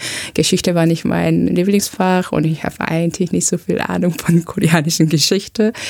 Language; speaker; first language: German; non-native, fluent; Korean